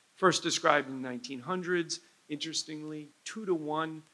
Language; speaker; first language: English; native; English